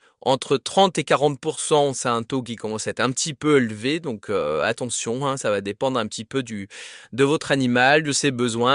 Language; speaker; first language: French; native; French